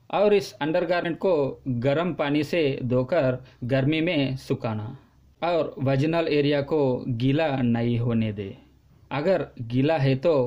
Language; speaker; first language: Hindi; non-native, local second language; Telugu